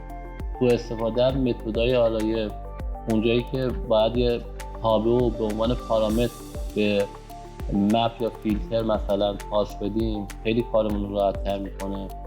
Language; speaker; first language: Persian; native; Persian